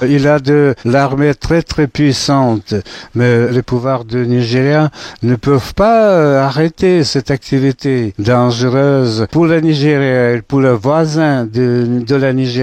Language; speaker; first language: French; non-native, fluent; Russian